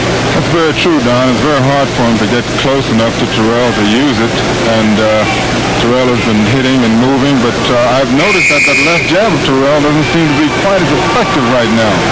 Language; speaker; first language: English; native; English